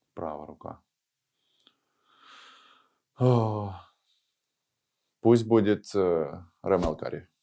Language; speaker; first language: Russian; native; Russian